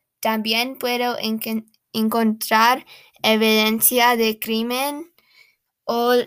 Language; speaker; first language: Spanish; non-native, learner; English